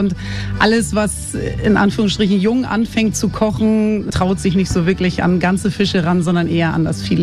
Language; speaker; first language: German; native; German